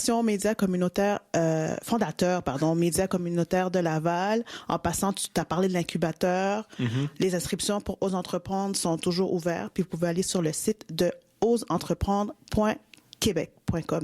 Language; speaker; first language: French; native; French